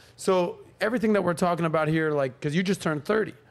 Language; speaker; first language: English; native; English